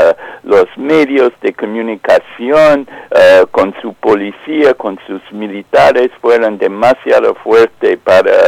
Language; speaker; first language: Spanish; non-native, fluent; English